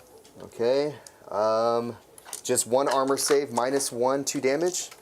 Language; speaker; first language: English; native; English